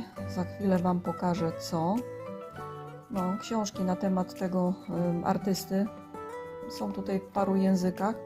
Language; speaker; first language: Polish; native; Polish